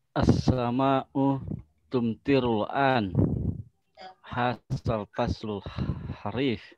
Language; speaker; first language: Arabic; non-native, learner; Indonesian